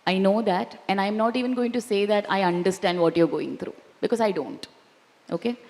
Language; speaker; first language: English; non-native, local second language; Malayalam